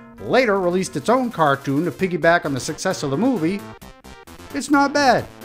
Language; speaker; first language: English; native; English